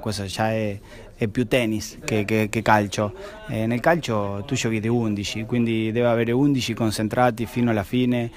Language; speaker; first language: Italian; non-native, fluent; Spanish